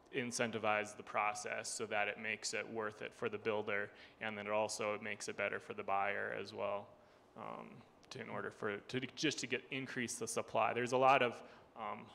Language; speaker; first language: English; native; English